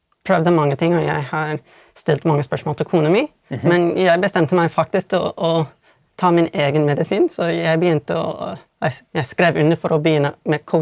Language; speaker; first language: Swedish; non-native, fluent; English